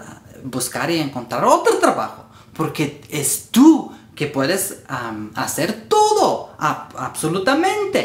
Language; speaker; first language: Spanish; non-native, learner; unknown